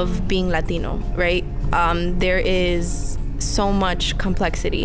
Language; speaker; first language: English; early bilingual, other home language; Spanish